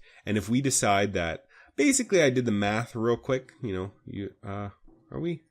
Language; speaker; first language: English; native; English